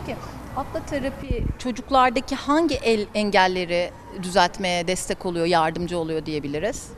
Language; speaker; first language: Turkish; native; Turkish